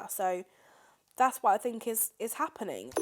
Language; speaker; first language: English; native; English